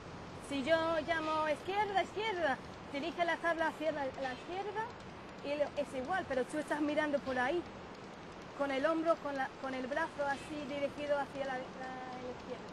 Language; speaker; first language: Spanish; non-native, fluent; English